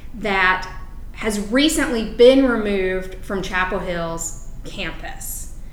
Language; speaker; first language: English; native; English